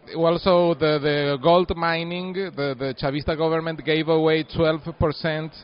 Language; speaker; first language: English; non-native, fluent; Spanish